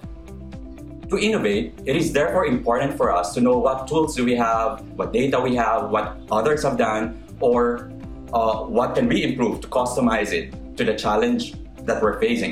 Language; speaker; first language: English; non-native, local second language; Filipino